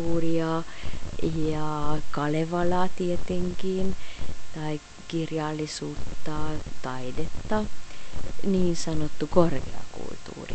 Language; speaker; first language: Finnish; non-native, fluent; Hungarian